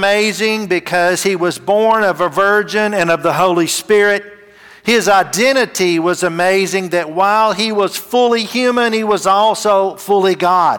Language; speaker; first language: English; native; English